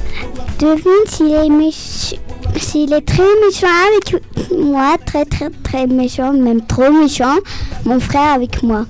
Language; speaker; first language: French; early bilingual, heritage; French